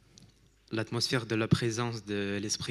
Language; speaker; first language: French; non-native, fluent; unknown